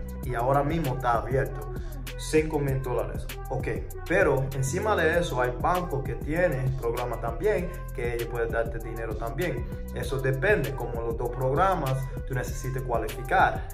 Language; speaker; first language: Spanish; early bilingual, heritage; English